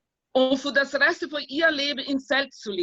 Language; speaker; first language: German; non-native, fluent; Portuguese